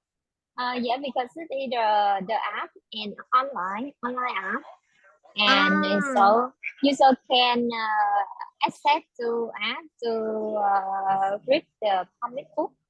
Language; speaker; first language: English; non-native, learner; Vietnamese